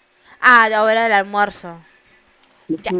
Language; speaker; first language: Spanish; native; Spanish